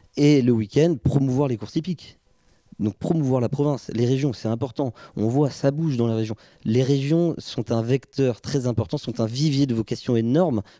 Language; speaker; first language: French; native; French